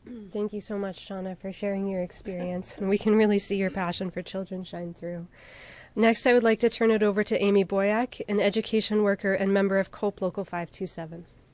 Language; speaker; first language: English; native; English